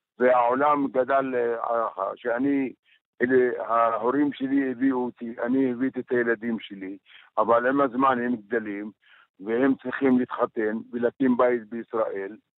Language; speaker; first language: Hebrew; non-native, local second language; Arabic